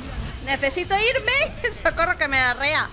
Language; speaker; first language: Spanish; native; Spanish